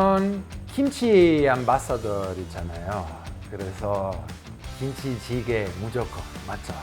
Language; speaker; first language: Korean; non-native, learner; Italian